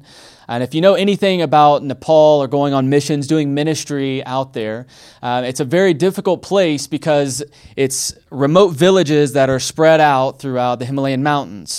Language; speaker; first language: English; native; English